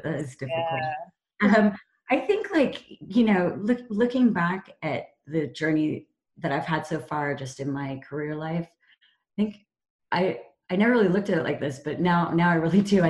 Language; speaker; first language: English; native; English